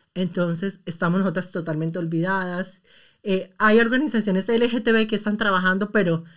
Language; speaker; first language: Spanish; native; Spanish